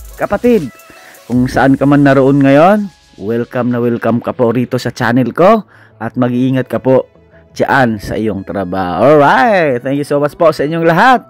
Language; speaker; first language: Filipino; non-native, local second language; Cebuano